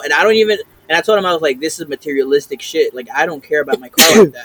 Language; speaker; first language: English; early bilingual, other home language; Spanish